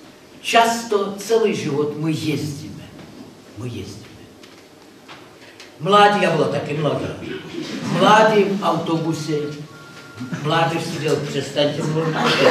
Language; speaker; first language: Czech; non-native, learner; Russian